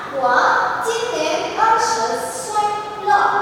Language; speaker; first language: Chinese; non-native, fluent; Indonesian